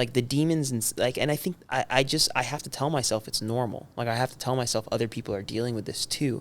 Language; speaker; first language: English; native; English